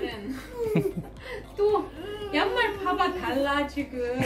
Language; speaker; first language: Korean; non-native, fluent; Russian